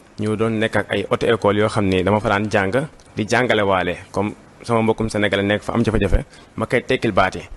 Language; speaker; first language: Wolof; early bilingual, heritage; Wolof